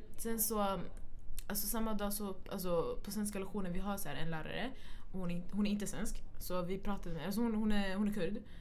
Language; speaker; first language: Swedish; early bilingual, other home language; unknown